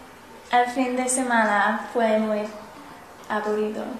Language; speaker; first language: Spanish; non-native, learner; English